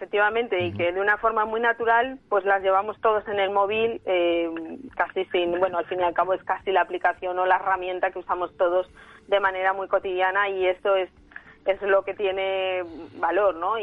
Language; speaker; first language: Spanish; native; Spanish